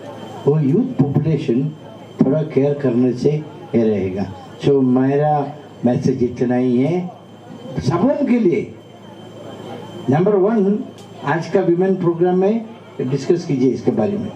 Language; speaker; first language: Hindi; non-native, local second language; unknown